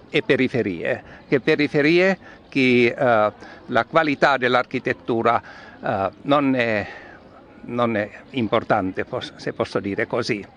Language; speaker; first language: Italian; non-native, learner; Finnish